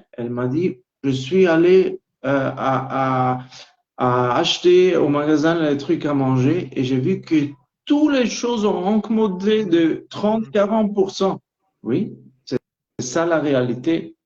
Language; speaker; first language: French; non-native, local second language; Italian